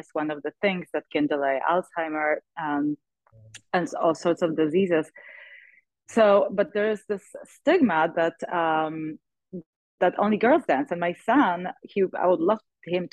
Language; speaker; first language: English; non-native, fluent; Polish